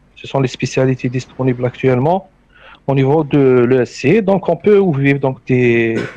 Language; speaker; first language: French; non-native, local second language; Arabic